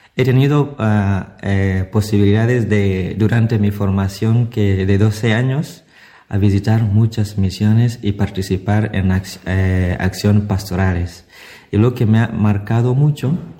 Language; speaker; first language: Spanish; non-native, fluent; Italian